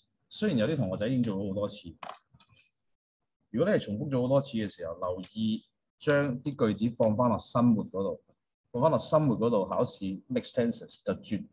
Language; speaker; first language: Chinese; native; Chinese